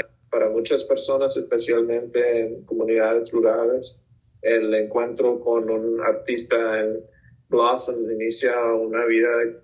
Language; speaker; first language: Spanish; early bilingual, heritage; Spanish